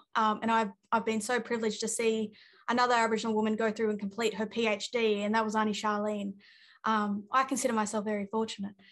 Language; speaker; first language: English; native; English